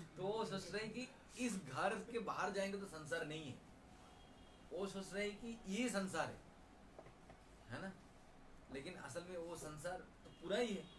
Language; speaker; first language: Hindi; non-native, local second language; Bangla